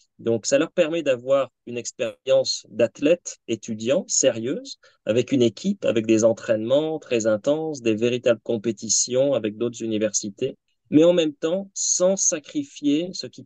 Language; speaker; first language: French; native; French